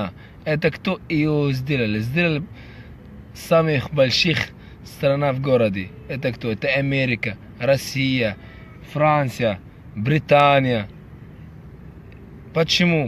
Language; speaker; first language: Russian; non-native, fluent; Arabic